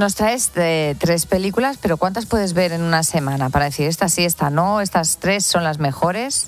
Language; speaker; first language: Spanish; native; Spanish